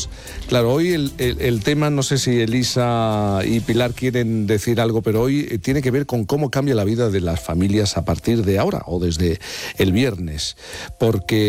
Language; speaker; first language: Spanish; native; Spanish